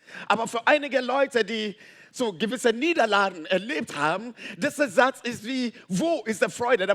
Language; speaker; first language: German; non-native, fluent; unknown